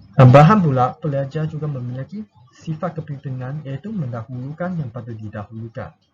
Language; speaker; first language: Malay; non-native, local second language; Chinese